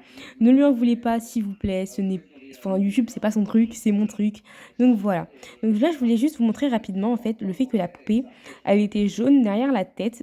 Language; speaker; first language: French; native; French